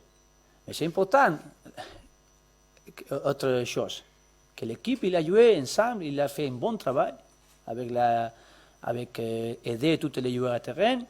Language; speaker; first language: French; non-native, learner; Spanish